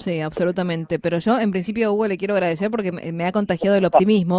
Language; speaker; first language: Spanish; native; Spanish